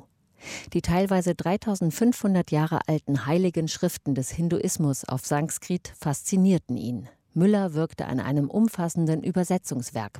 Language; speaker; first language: German; native; German